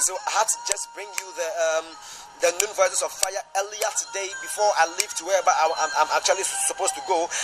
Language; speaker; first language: English; non-native, local second language; Akan